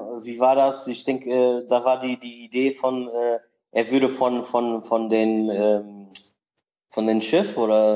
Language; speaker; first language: German; non-native, learner; Portuguese